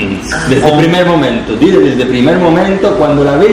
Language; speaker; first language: Spanish; non-native, fluent; Polish